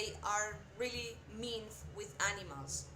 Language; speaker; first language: English; non-native, fluent; Spanish